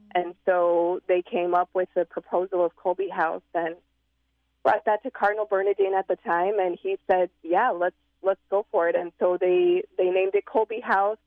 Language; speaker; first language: English; native; English